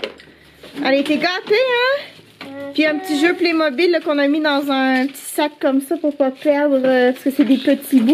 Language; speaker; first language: French; native; French